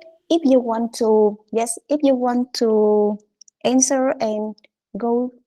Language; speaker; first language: English; non-native, fluent; Vietnamese